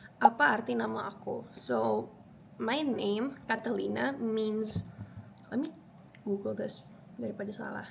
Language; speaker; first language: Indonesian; early bilingual, other home language; Spanish